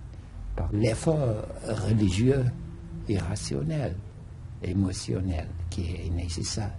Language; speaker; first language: French; non-native, fluent; English